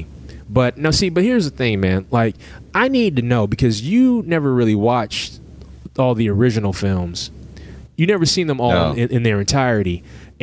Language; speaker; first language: English; native; English